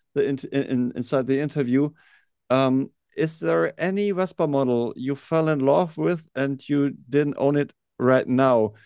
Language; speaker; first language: English; non-native, learner; German